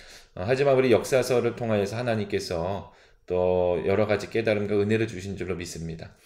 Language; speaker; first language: Korean; native; Korean